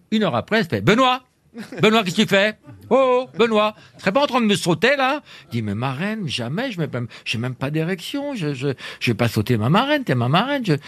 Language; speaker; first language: French; native; French